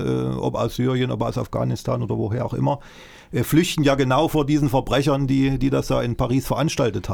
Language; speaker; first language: German; native; German